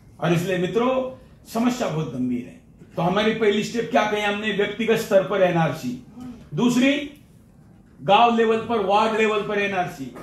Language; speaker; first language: Hindi; non-native, local second language; Marathi